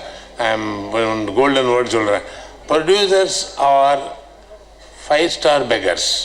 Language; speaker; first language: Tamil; non-native, learner; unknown